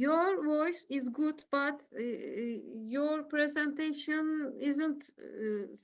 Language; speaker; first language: English; non-native, learner; Turkish